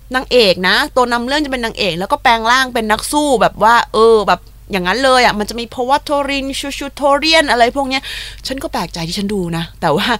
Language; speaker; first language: Thai; non-native, fluent; Japanese